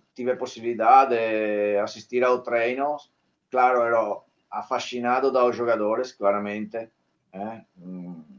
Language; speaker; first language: Portuguese; non-native, learner; Italian